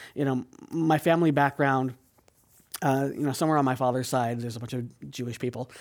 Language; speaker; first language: English; native; English